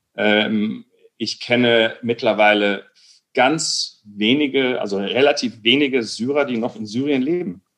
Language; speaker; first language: German; native; German